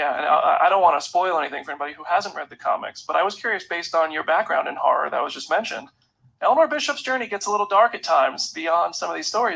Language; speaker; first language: English; native; English